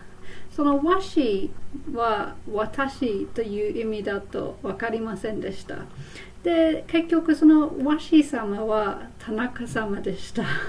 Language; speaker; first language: Japanese; non-native, fluent; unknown